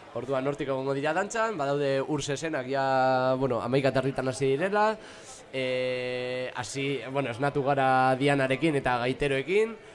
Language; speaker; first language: Basque; non-native, local second language; Spanish